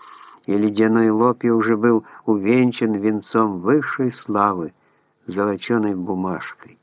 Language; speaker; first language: Russian; native; Russian